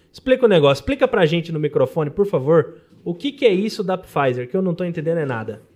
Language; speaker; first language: Portuguese; native; Portuguese